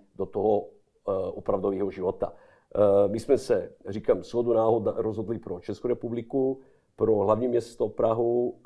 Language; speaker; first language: Czech; non-native, fluent; Serbian